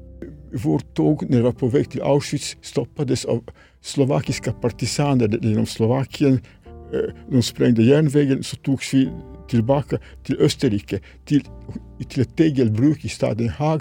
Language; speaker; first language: Swedish; non-native, fluent; Serbian